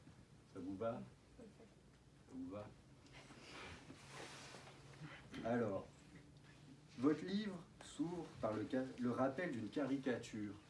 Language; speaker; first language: French; native; French